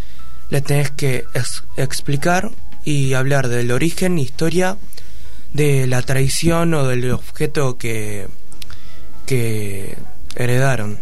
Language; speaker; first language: Spanish; early bilingual, other home language; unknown